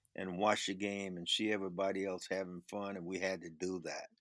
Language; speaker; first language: English; native; English